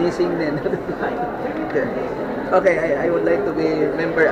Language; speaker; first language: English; non-native, local second language; Filipino